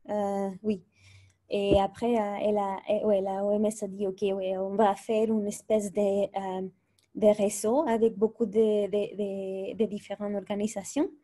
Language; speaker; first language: French; non-native, fluent; Spanish